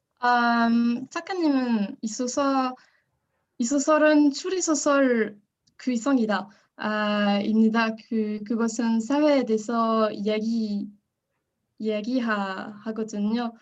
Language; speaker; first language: Korean; non-native, learner; French